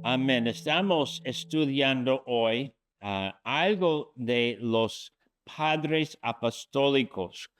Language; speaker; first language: Spanish; non-native, fluent; English